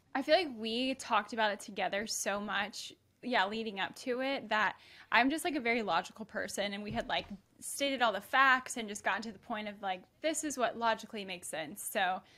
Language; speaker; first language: English; native; English